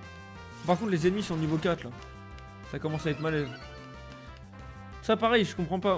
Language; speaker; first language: French; native; French